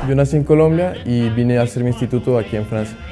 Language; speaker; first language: Spanish; early bilingual, other home language; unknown